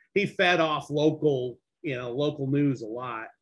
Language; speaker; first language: English; native; English